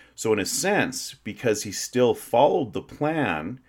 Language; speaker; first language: English; native; English